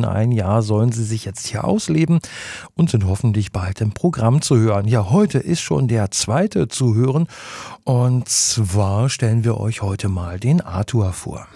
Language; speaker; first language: German; native; German